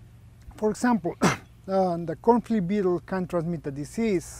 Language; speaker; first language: English; non-native, fluent; Spanish